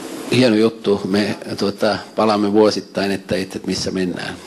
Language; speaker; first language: Finnish; native; Finnish